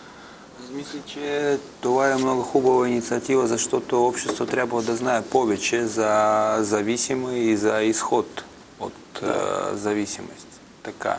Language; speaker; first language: Bulgarian; non-native, learner; Russian